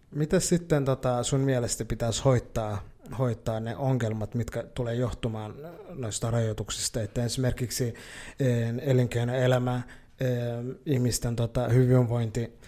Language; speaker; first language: Finnish; early bilingual, other home language; Somali